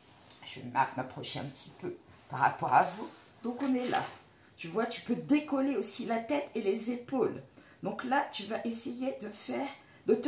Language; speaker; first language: French; native; French